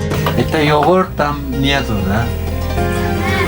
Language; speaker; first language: Russian; non-native, learner; Turkish